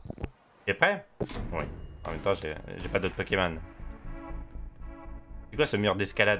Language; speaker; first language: French; native; French